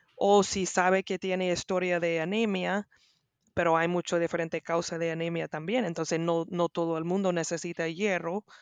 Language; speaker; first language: Spanish; non-native, learner; English